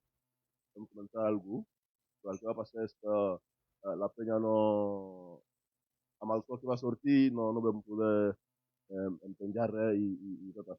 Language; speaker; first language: Catalan; non-native, fluent; Akan